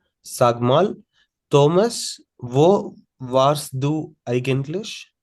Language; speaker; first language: German; non-native, learner; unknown